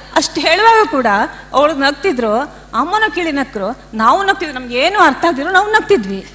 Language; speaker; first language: Kannada; native; Kannada